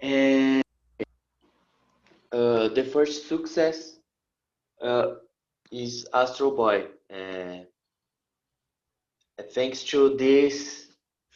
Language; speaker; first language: English; non-native, learner; Portuguese